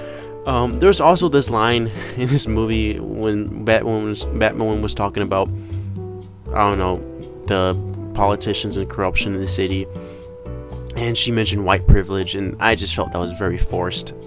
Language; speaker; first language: English; native; English